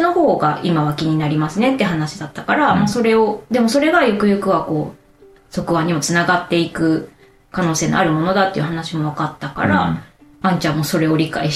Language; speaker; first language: Japanese; native; Japanese